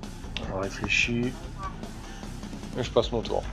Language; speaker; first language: French; native; French